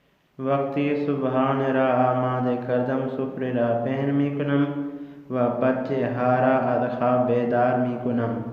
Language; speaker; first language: Persian; non-native, fluent; Urdu